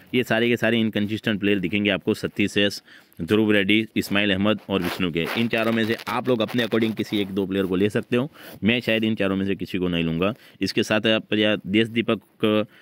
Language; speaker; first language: Hindi; native; Hindi